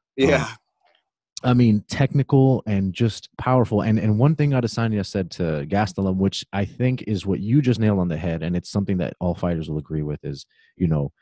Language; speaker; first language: English; native; English